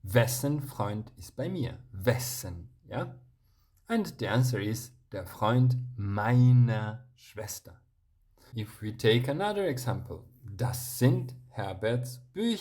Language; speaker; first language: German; non-native, fluent; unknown